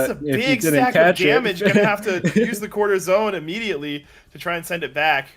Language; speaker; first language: English; native; English